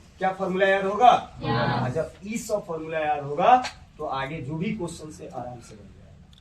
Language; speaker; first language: Hindi; native; Hindi